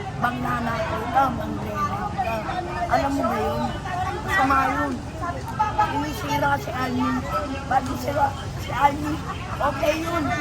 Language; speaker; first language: Filipino; non-native, local second language; Iloko